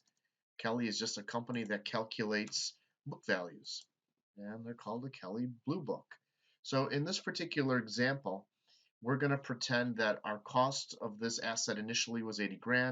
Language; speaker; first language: English; native; English